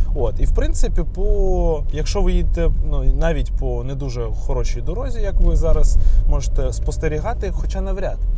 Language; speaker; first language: Ukrainian; non-native, local second language; Russian